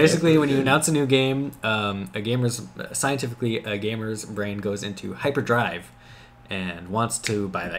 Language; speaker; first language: English; native; English